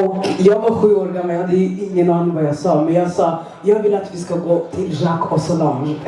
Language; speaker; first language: Swedish; early bilingual, other home language; Rundi